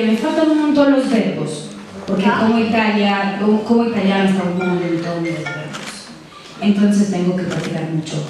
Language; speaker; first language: Spanish; non-native, learner; Italian